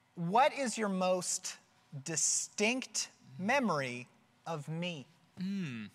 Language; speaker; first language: English; native; English